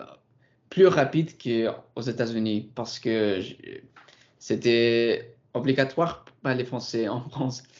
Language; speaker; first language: French; non-native, fluent; English